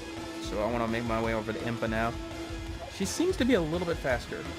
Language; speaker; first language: English; native; English